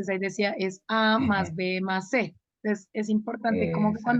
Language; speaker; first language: Spanish; native; Spanish